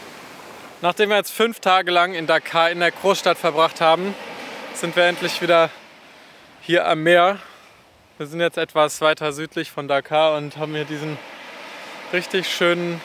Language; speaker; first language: German; native; German